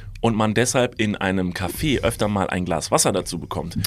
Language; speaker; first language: German; native; German